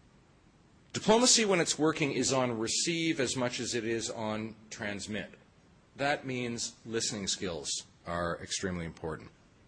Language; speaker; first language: English; native; English